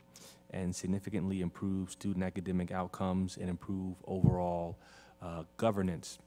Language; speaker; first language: English; native; English